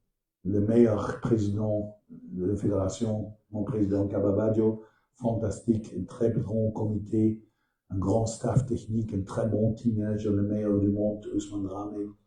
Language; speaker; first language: French; non-native, learner; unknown